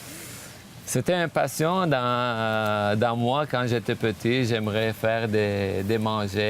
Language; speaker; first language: French; non-native, fluent; Armenian